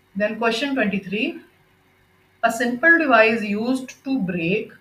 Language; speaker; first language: English; non-native, local second language; Punjabi